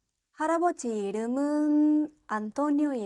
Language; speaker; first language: Korean; non-native, fluent; Spanish